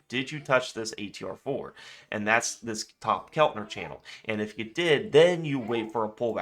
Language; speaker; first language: English; native; English